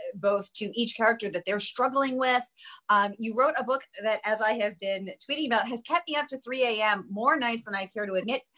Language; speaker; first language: English; native; English